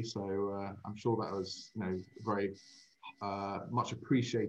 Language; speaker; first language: English; native; English